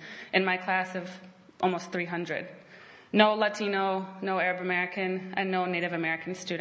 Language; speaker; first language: English; native; English